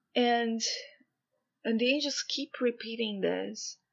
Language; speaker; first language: English; non-native, fluent; Portuguese